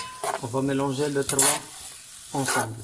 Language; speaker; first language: French; non-native, learner; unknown